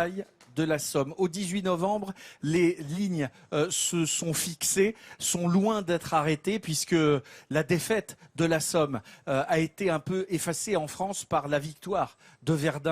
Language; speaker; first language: French; native; French